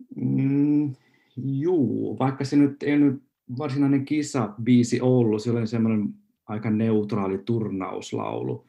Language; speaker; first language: Finnish; non-native, local second language; Swedish